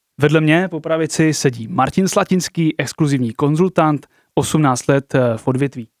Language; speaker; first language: Czech; native; Czech